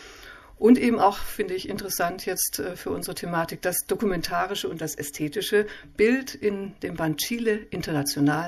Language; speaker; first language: German; native; German